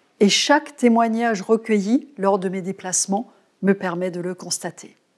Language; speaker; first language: French; native; French